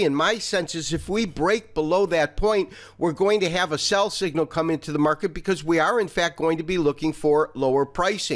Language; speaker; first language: English; native; English